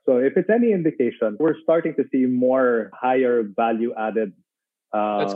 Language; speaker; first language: English; non-native, local second language; Filipino